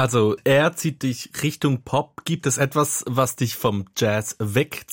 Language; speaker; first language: German; native; German